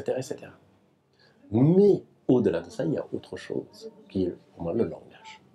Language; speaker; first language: French; non-native, fluent; Persian